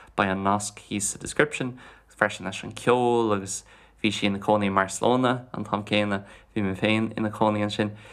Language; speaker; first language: Irish; non-native, local second language; English